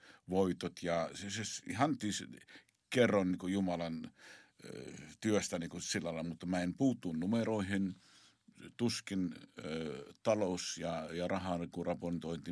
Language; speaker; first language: Finnish; non-native, fluent; Arabic